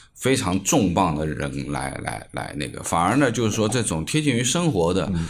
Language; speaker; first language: Chinese; native; Chinese